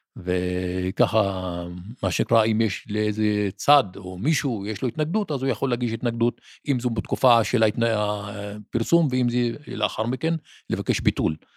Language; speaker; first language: Hebrew; non-native, local second language; Arabic